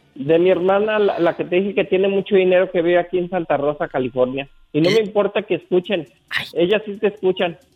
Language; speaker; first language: Spanish; native; Spanish